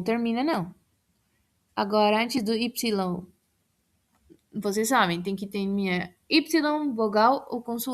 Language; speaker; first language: Portuguese; non-native, fluent; Spanish